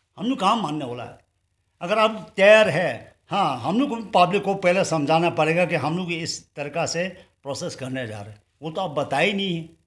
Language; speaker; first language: Hindi; non-native, local second language; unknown